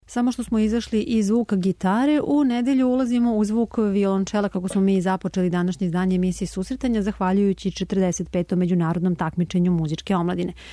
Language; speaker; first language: Serbian; native; Serbian